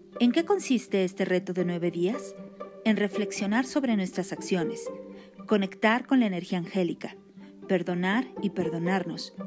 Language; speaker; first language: Spanish; native; Spanish